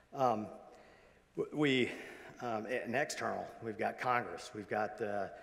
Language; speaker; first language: English; native; English